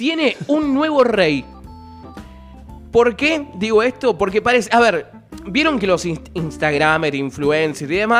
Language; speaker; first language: Spanish; native; Spanish